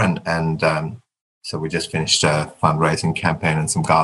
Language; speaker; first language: English; non-native, local second language; Tamil